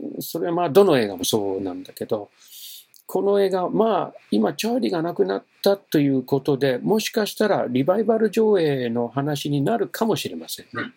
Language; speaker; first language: Japanese; non-native, fluent; English